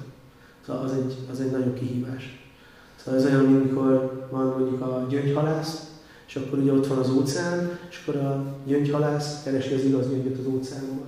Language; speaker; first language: Hungarian; native; Hungarian